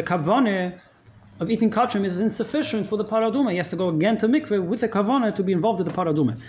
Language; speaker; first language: English; native; English